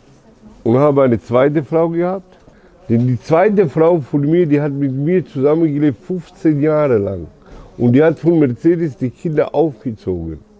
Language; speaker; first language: German; early bilingual, other home language; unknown